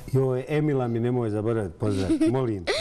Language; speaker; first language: Bosnian; native; Bosnian